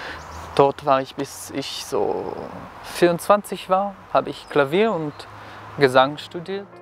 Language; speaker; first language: German; non-native, fluent; Hebrew